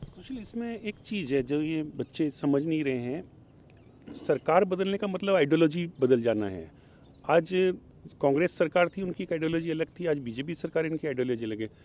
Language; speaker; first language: Hindi; native; Hindi